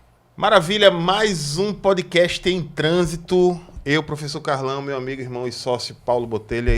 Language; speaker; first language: Portuguese; native; Portuguese